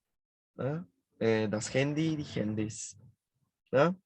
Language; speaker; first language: German; non-native, fluent; Spanish